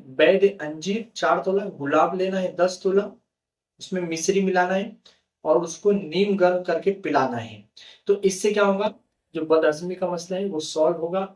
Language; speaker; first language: Hindi; native; Hindi